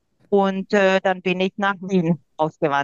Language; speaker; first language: German; non-native, local second language; Hungarian